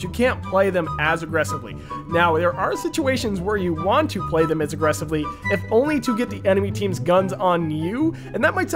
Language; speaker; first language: English; native; English